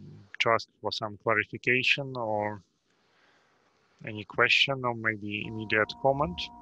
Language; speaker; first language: English; non-native, fluent; Russian